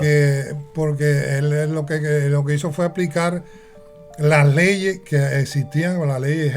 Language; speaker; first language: Spanish; native; Spanish